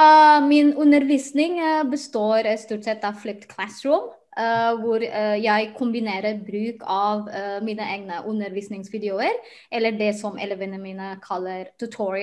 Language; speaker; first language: Norwegian; non-native, fluent; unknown